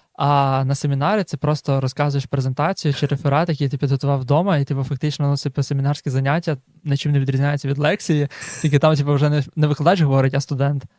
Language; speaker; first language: Ukrainian; native; Ukrainian